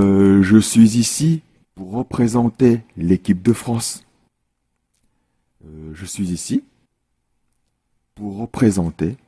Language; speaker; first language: French; non-native, fluent; Korean